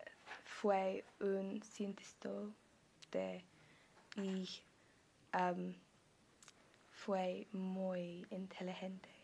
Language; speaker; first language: Spanish; non-native, learner; English